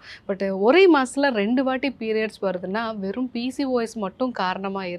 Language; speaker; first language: Tamil; native; Tamil